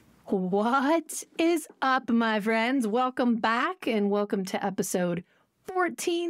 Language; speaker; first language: English; native; English